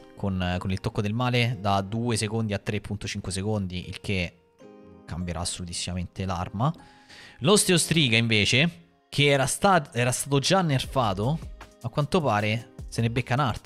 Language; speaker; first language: Italian; native; Italian